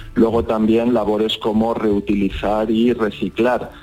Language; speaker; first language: Spanish; native; Spanish